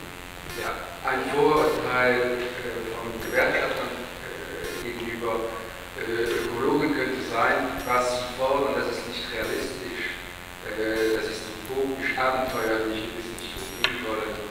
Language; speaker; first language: German; non-native, local second language; Luxembourgish